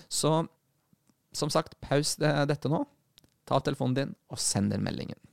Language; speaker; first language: Norwegian; early bilingual, other home language; Arabic